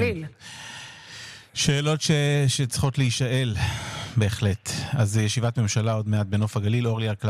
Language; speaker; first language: Hebrew; native; Hebrew